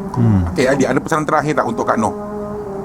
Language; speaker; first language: Malay; native; Malay